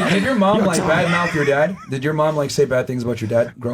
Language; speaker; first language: English; native; English